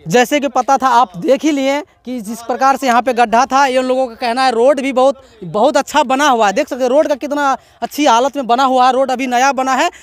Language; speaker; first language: Hindi; native; Hindi